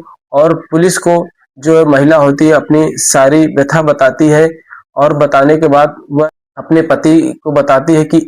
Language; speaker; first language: Hindi; native; Hindi